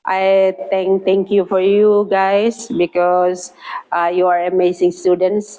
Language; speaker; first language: English; non-native, fluent; Indonesian